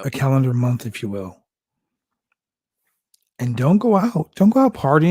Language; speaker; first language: English; native; English